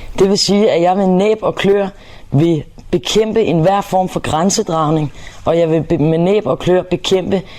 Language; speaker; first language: Danish; native; Danish